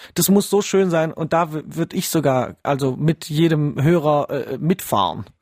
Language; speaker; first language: German; early bilingual, other home language; Polish